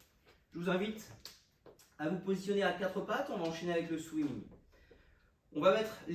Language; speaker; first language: French; native; French